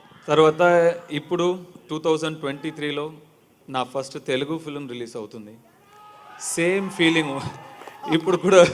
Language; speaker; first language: Telugu; non-native, learner; Tamil